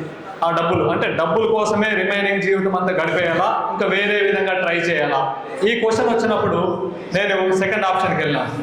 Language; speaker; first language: Telugu; native; Telugu